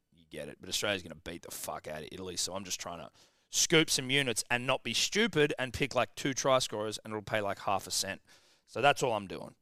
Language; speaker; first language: English; native; English